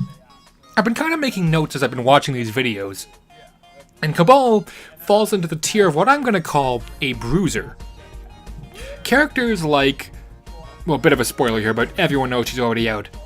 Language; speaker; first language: English; native; English